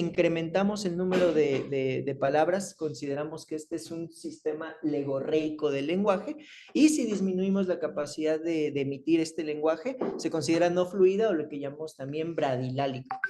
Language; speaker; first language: Spanish; native; Spanish